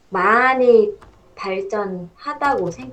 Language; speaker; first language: Korean; non-native, fluent; Vietnamese